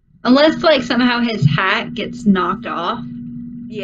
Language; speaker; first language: English; native; English